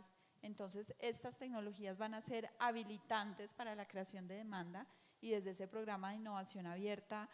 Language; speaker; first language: Spanish; native; Spanish